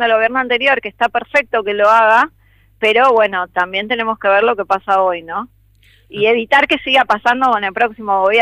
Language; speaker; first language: Spanish; native; Spanish